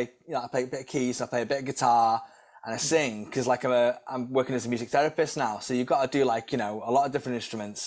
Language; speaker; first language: English; native; English